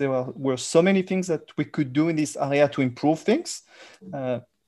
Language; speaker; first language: English; non-native, fluent; French